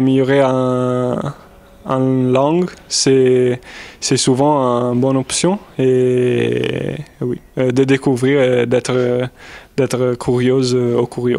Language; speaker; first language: French; non-native, fluent; Italian